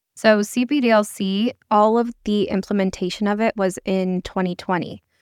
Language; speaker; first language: English; native; English